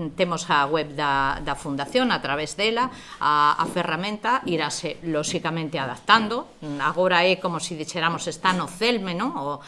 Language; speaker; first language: Galician; non-native, local second language; Spanish